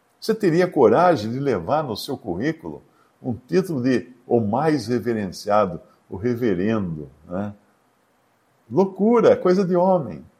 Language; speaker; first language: Portuguese; native; Portuguese